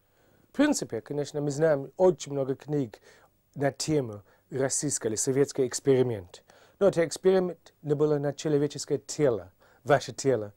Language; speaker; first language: Russian; non-native, fluent; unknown